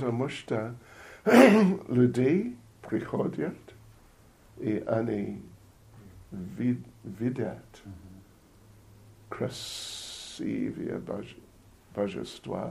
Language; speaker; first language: Russian; non-native, learner; English